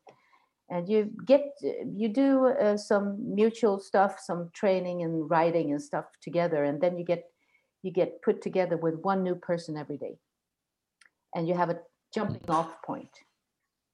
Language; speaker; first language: English; non-native, fluent; Swedish